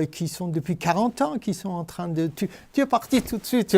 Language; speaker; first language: French; non-native, fluent; Persian